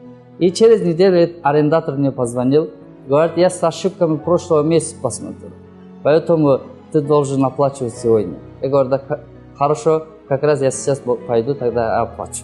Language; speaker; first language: Russian; non-native, learner; Kyrgyz